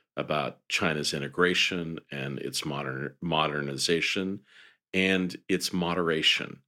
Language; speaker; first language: English; native; English